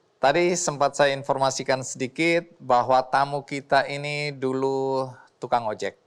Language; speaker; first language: Indonesian; native; Indonesian